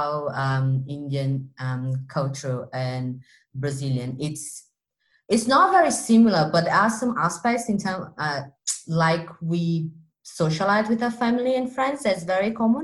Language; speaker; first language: English; non-native, fluent; Portuguese